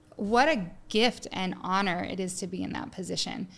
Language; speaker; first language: English; native; English